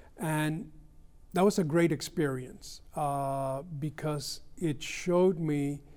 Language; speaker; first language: English; early bilingual, other home language; Spanish